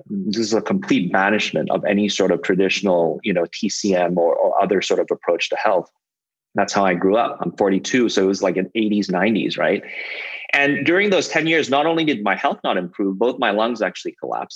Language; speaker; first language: English; non-native, local second language; Cantonese